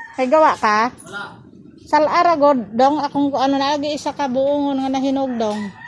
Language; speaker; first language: Filipino; native; Filipino